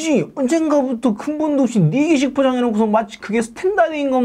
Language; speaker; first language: Korean; native; Korean